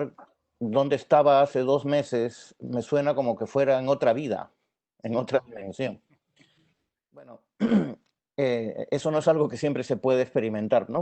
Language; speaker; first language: Spanish; native; Spanish